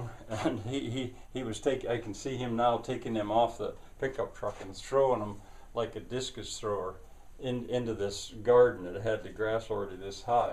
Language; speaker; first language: English; native; English